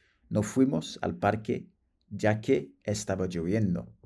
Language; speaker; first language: Spanish; non-native, fluent; English